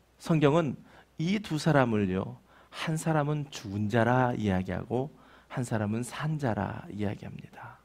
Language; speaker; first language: Korean; native; Korean